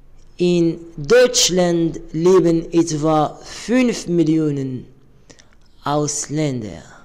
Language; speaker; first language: German; non-native, learner; Arabic